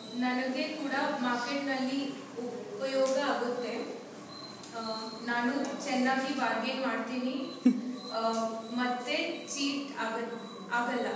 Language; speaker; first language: Kannada; non-native, learner; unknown